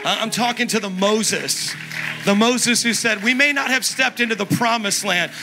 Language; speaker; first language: English; native; English